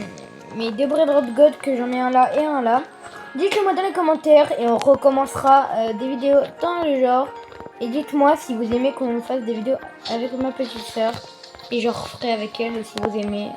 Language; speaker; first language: French; native; French